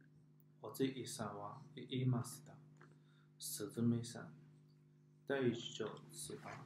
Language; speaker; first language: Japanese; non-native, learner; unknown